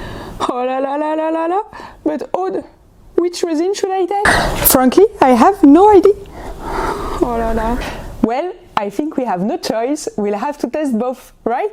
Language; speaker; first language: English; non-native, fluent; French